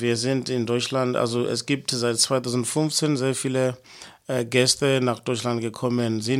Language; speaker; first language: German; non-native, fluent; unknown